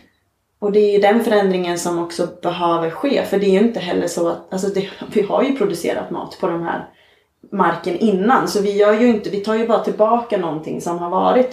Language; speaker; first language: Swedish; native; Swedish